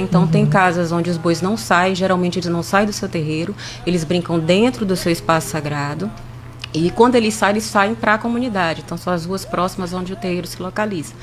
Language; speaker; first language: Portuguese; native; Portuguese